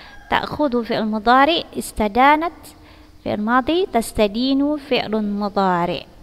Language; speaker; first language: Arabic; non-native, fluent; Indonesian